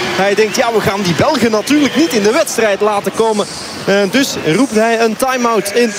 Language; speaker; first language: Dutch; native; Dutch